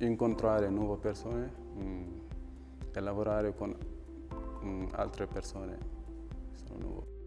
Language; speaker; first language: Italian; non-native, learner; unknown